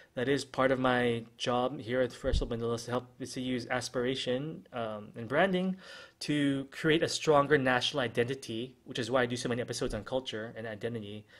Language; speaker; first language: English; non-native, local second language; Filipino